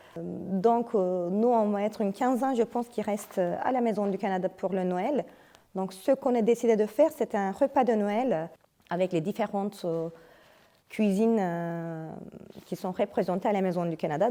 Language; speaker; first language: French; non-native, fluent; Turkish